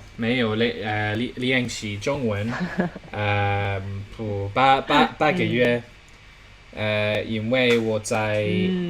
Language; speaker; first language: Chinese; non-native, learner; English